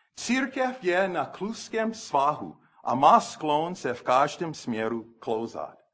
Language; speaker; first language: Czech; non-native, fluent; English